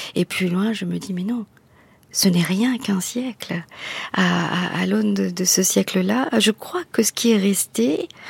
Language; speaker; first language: French; non-native, local second language; Morisyen